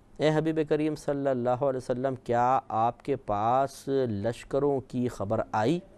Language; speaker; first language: Urdu; native; Urdu